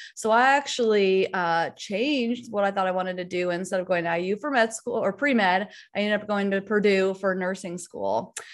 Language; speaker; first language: English; native; English